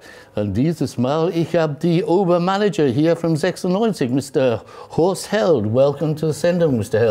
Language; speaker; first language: German; non-native, fluent; English